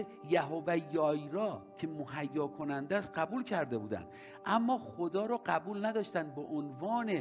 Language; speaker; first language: Persian; native; Persian